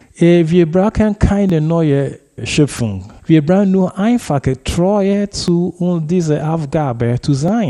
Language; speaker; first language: German; non-native, fluent; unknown